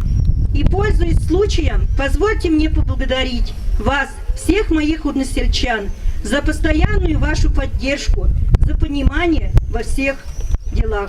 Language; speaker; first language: Russian; native; Russian